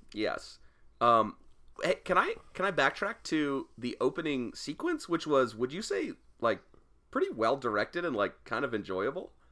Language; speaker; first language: English; native; English